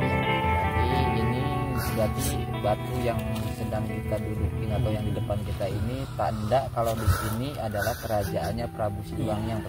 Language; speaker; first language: Indonesian; native; Indonesian